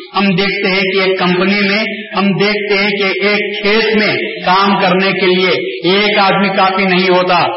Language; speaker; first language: Urdu; native; Urdu